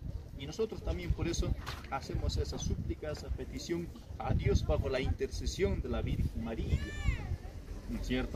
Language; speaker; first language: Spanish; native; Spanish